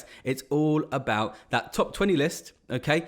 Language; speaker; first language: English; native; English